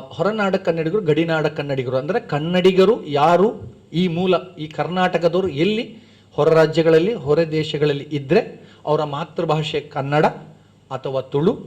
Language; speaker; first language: Kannada; non-native, local second language; Badaga